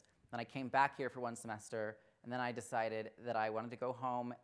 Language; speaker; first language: English; native; English